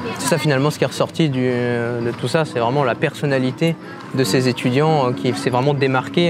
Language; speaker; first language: French; native; French